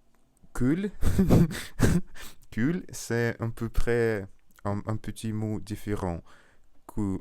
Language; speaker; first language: French; non-native, learner; Russian